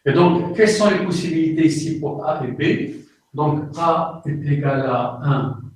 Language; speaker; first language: French; non-native, local second language; Arabic